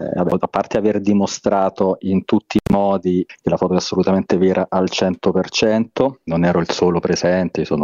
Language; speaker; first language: Italian; native; Italian